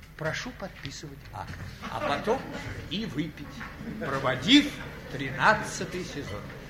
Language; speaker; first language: Russian; native; Russian